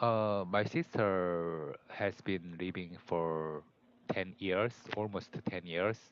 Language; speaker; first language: English; non-native, learner; Korean